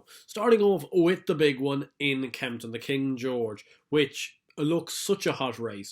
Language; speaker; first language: English; native; English